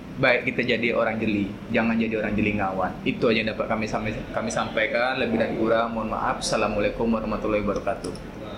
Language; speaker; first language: Indonesian; native; Indonesian